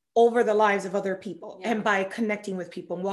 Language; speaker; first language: English; non-native, fluent; Spanish